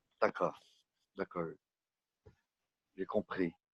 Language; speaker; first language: French; non-native, learner; Portuguese